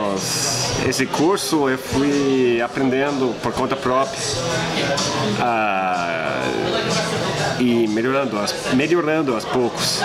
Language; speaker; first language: Portuguese; non-native, fluent; English